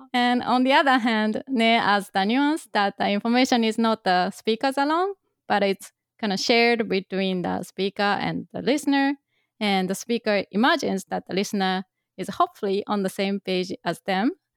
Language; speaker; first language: English; non-native, fluent; Japanese